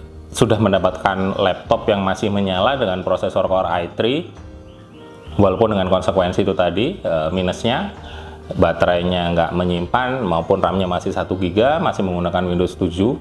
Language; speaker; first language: Indonesian; native; Indonesian